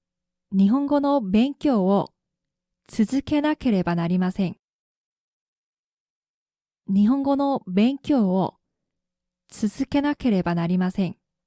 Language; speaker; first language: Japanese; non-native, fluent; Korean